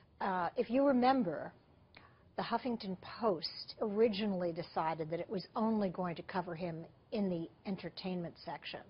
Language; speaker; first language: English; native; English